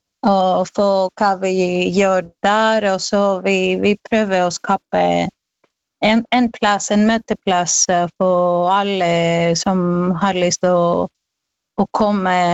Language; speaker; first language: Norwegian; non-native, learner; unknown